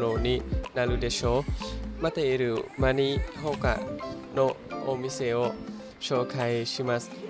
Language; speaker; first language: Japanese; non-native, learner; Thai